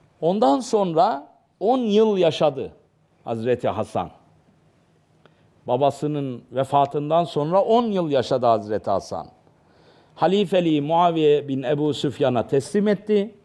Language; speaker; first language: Turkish; native; Turkish